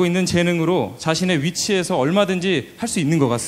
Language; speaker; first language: Korean; native; Korean